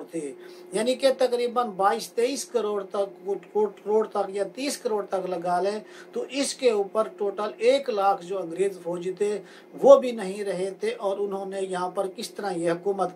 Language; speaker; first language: Urdu; native; Urdu